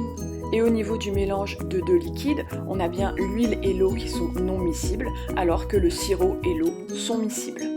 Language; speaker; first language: French; native; French